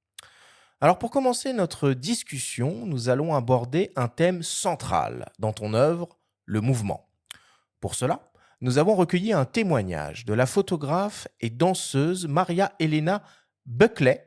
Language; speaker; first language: French; native; French